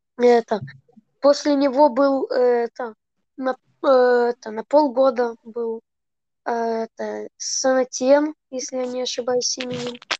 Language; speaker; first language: Russian; early bilingual, heritage; Russian